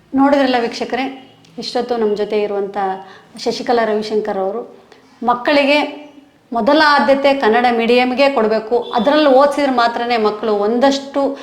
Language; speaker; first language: Kannada; native; Kannada